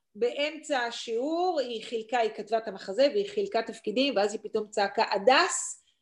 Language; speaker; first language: Hebrew; native; Hebrew